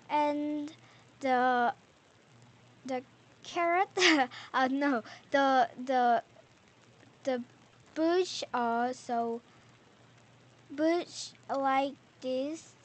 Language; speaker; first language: English; non-native, learner; Korean